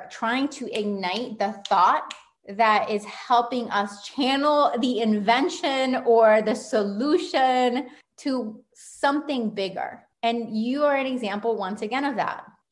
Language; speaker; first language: English; early bilingual, other home language; Spanish